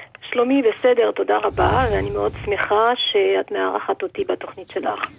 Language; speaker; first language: Hebrew; non-native, fluent; French